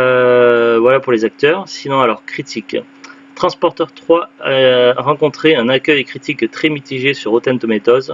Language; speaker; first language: French; native; French